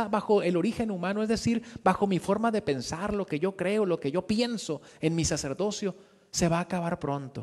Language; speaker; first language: Spanish; native; Spanish